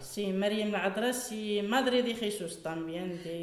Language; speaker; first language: Spanish; non-native, learner; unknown